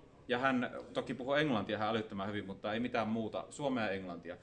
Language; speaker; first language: Finnish; native; Finnish